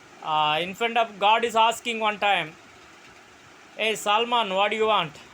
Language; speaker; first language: English; non-native, local second language; Telugu